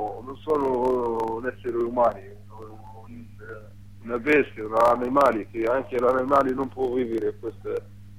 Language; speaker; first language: Italian; non-native, learner; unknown